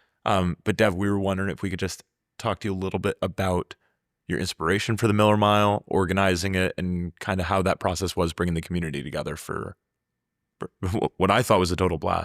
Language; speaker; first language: English; native; English